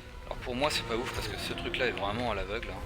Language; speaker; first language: French; native; French